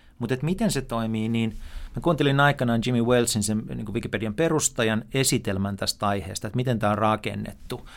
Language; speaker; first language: Finnish; native; Finnish